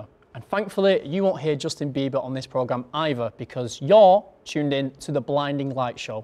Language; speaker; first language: English; native; English